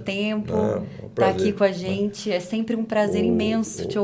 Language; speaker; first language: Portuguese; native; Portuguese